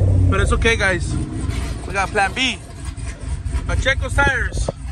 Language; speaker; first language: English; early bilingual, other home language; Spanish